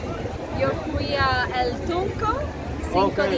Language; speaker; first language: Spanish; non-native, fluent; English